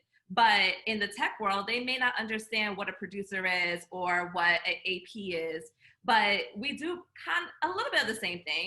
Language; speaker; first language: English; native; English